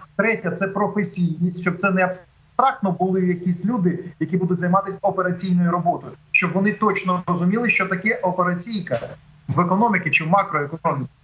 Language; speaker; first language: Ukrainian; native; Ukrainian